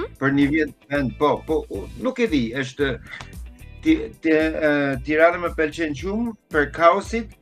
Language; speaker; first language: Albanian; non-native, learner; German